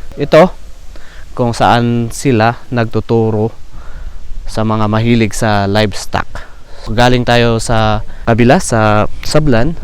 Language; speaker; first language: Filipino; non-native, local second language; Iloko